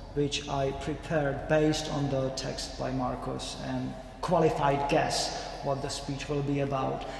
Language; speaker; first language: English; non-native, fluent; Czech